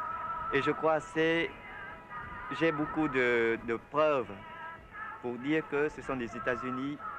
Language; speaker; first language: French; non-native, local second language; Vietnamese